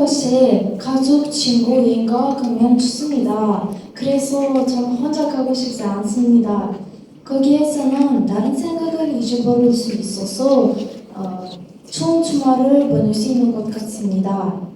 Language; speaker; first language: Korean; non-native, learner; Kazakh